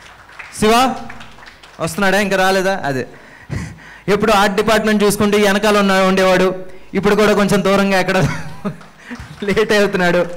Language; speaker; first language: Telugu; native; Telugu